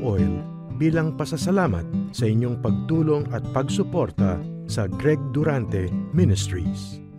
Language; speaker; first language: Filipino; native; Filipino